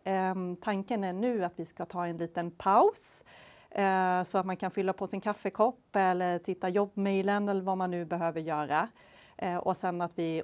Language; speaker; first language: Swedish; native; Swedish